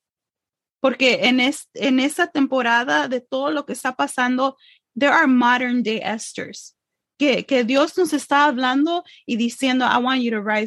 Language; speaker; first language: Spanish; early bilingual, heritage; English